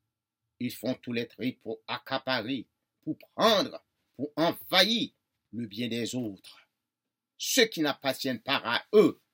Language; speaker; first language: French; non-native, local second language; Haitian Creole